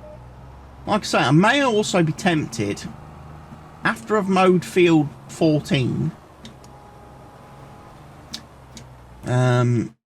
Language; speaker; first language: English; native; English